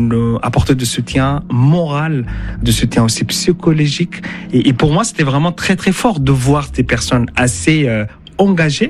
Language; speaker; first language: French; non-native, fluent; Arabic